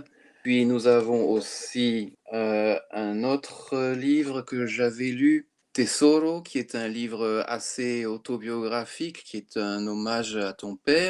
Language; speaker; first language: French; native; French